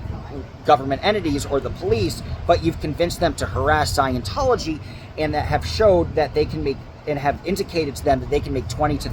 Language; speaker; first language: English; native; English